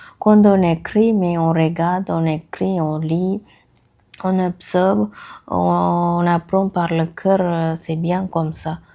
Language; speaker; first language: French; non-native, learner; Tamil